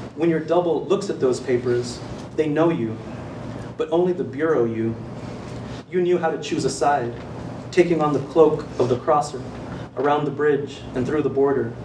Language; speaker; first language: English; native; English